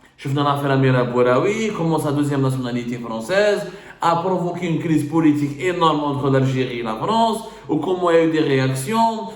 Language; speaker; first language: French; non-native, local second language; Arabic